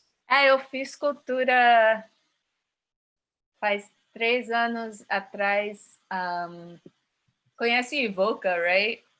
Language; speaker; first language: Portuguese; early bilingual, heritage; Portuguese